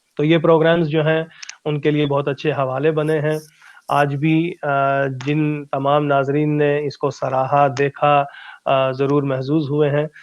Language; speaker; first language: Urdu; native; Urdu